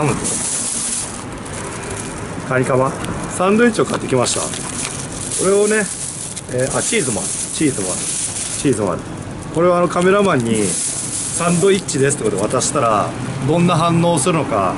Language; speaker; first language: Japanese; native; Japanese